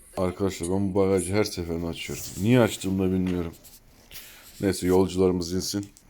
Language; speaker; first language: Turkish; early bilingual, heritage; Turkish